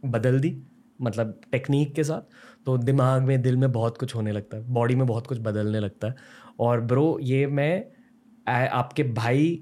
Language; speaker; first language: Hindi; native; Hindi